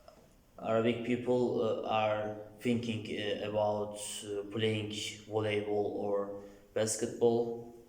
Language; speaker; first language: English; non-native, learner; Turkish